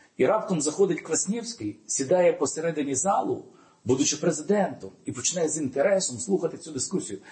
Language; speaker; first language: Ukrainian; native; Ukrainian